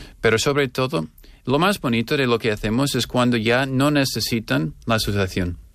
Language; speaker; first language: Spanish; non-native, fluent; English